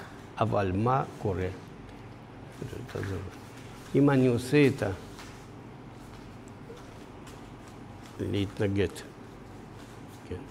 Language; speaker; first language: Hebrew; non-native, fluent; Russian